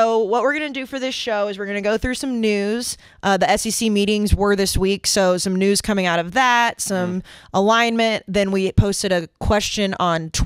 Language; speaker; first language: English; native; English